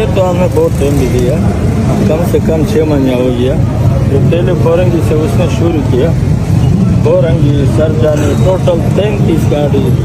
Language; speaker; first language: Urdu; non-native, local second language; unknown